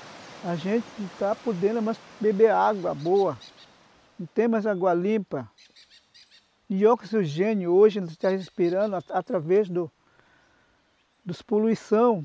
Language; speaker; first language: Portuguese; non-native, local second language; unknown